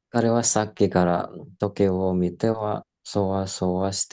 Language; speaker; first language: Japanese; non-native, learner; Indonesian